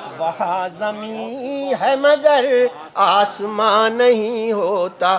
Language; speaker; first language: Urdu; native; Urdu